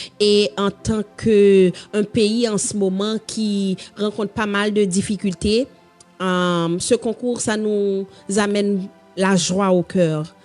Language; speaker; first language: French; non-native, local second language; Haitian Creole